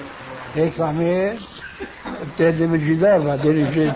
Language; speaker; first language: Arabic; early bilingual, other home language; Albanian